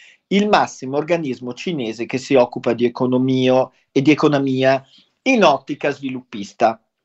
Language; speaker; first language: Italian; native; Italian